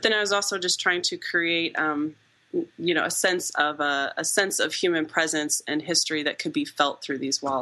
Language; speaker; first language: English; native; English